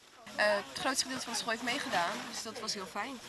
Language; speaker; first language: Dutch; native; Dutch